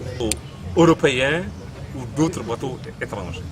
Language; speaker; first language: French; non-native, local second language; Wolof